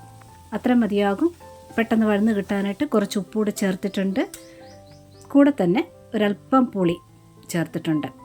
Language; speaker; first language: Malayalam; native; Malayalam